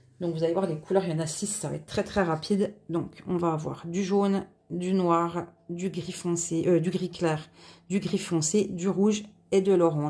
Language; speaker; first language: French; native; French